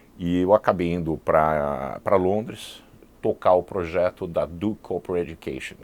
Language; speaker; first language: Portuguese; early bilingual, heritage; Portuguese